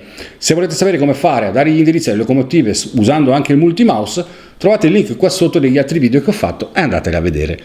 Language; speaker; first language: Italian; native; Italian